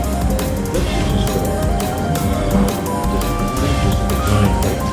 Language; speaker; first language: English; non-native, fluent; Khmer